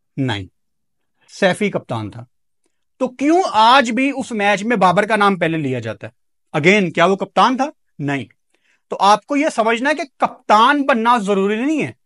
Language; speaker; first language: Urdu; non-native, local second language; Punjabi